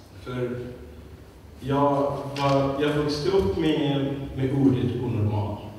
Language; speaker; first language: Swedish; non-native, fluent; Arabic